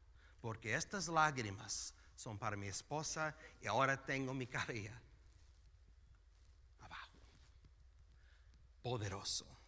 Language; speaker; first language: Spanish; non-native, fluent; English